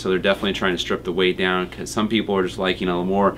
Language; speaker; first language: English; native; English